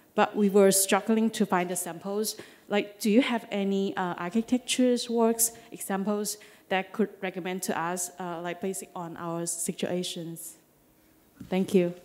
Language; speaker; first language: English; non-native, fluent; Chinese